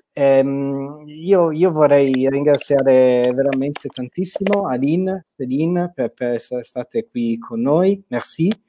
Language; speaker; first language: Italian; native; Italian